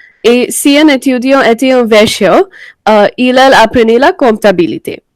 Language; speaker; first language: French; non-native, learner; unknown